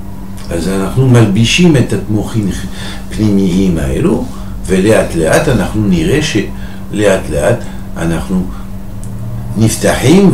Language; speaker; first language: Hebrew; non-native, fluent; French